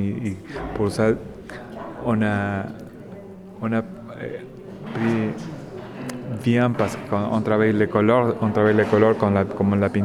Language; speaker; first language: French; non-native, learner; Spanish